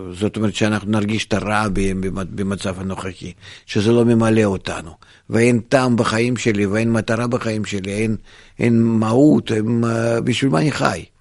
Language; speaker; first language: Hebrew; non-native, fluent; Russian